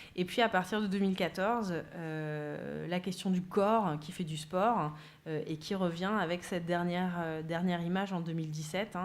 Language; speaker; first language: French; native; French